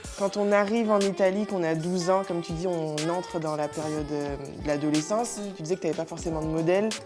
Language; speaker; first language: French; native; French